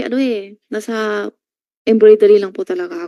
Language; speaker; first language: Filipino; non-native, learner; Chinese